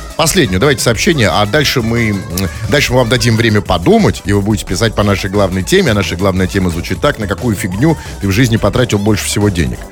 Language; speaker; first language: Russian; native; Russian